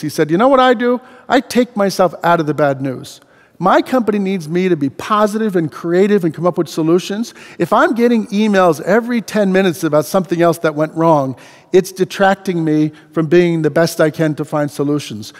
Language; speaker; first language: English; native; English